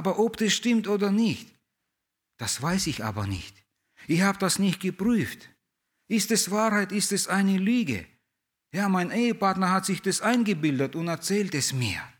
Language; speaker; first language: German; non-native, fluent; Russian